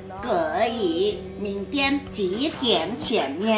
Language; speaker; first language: Chinese; non-native, learner; Indonesian